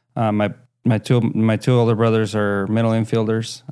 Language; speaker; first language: English; early bilingual, other home language; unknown